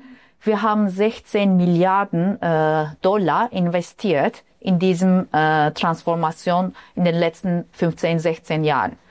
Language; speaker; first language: German; non-native, fluent; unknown